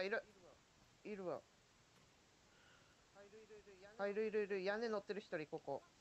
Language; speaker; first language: Japanese; native; Japanese